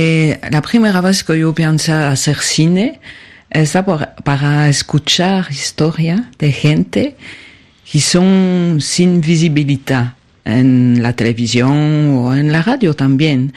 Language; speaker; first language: Spanish; non-native, learner; French